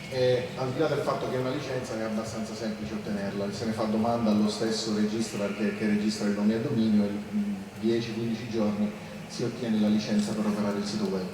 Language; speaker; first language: Italian; native; Italian